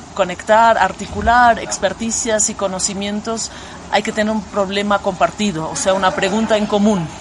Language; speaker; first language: Spanish; non-native, fluent; German